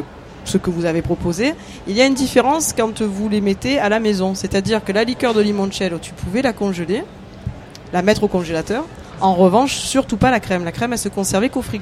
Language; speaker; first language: French; native; French